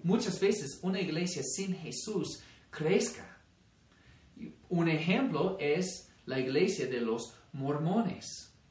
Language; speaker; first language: Spanish; non-native, fluent; English